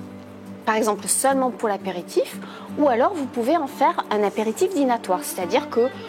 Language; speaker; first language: French; native; French